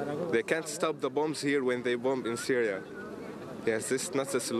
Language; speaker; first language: English; non-native, fluent; Arabic